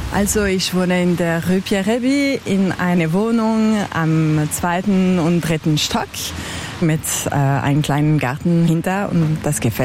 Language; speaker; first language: German; non-native, local second language; French